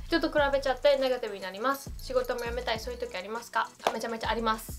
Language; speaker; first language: Japanese; native; Japanese